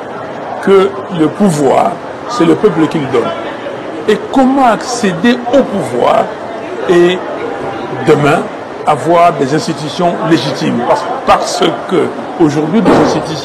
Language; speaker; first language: French; non-native, local second language; Lingala